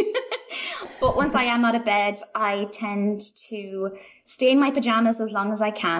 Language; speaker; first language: English; native; English